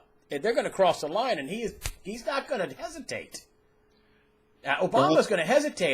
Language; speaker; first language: English; native; English